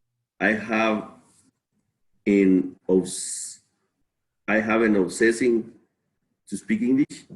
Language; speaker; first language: English; non-native, learner; Spanish